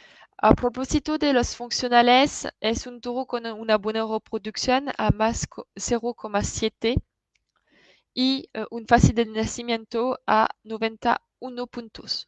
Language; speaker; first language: Spanish; non-native, fluent; French